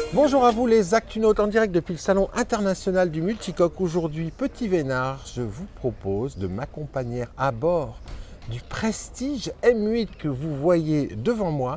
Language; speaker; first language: French; native; French